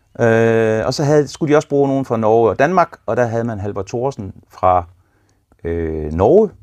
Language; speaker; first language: Danish; native; Danish